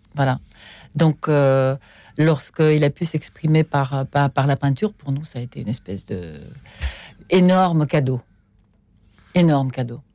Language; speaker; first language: French; non-native, fluent; Russian